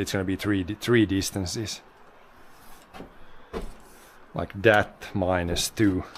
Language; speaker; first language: English; non-native, fluent; Swedish